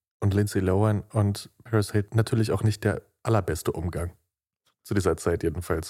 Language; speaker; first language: German; native; German